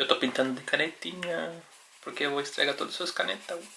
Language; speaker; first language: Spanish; non-native, learner; Portuguese